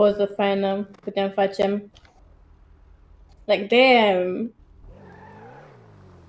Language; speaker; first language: Romanian; native; Romanian